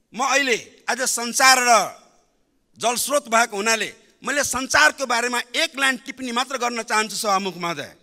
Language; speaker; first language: Nepali; non-native, local second language; Maithili